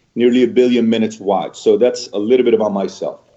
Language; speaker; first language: English; early bilingual, other home language; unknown